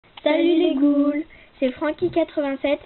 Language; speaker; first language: French; native; French